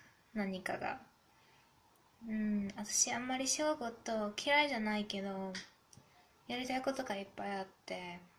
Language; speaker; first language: Japanese; non-native, fluent; German